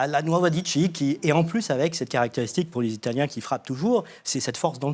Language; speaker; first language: French; native; French